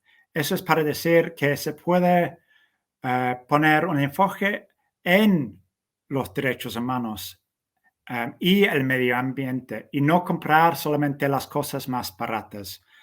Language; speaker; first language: Spanish; non-native, fluent; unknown